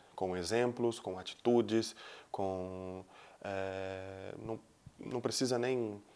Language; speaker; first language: Portuguese; native; Portuguese